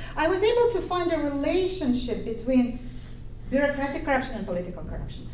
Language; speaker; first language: English; non-native, fluent; Ukrainian